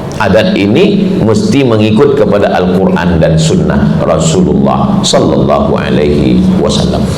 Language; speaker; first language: Malay; native; Malay